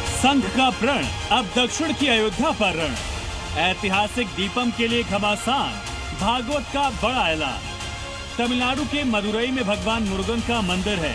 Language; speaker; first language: Hindi; native; Hindi